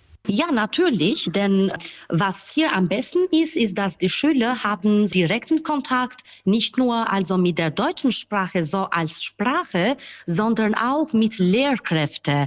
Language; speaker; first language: German; non-native, fluent; Albanian